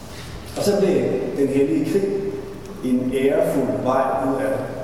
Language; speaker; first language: Danish; native; Danish